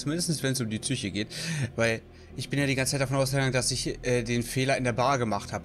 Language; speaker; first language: German; native; German